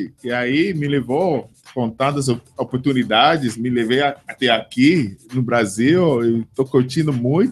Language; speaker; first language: Portuguese; non-native, fluent; English